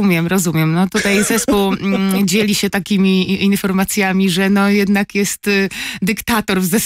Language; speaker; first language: Polish; native; Polish